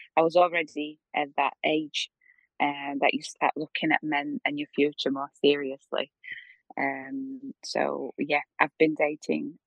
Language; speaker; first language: English; non-native, fluent; Polish